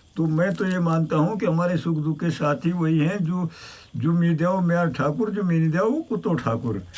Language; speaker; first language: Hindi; non-native, local second language; Garhwali